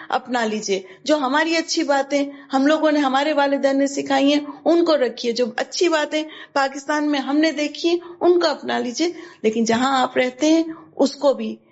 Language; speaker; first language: Urdu; native; Urdu